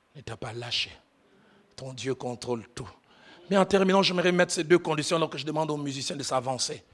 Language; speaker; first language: French; non-native, local second language; Lingala